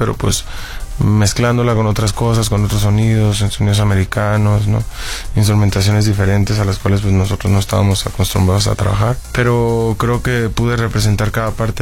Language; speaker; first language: Spanish; native; Spanish